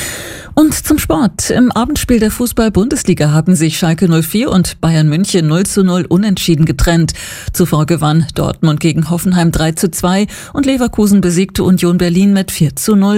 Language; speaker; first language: German; native; German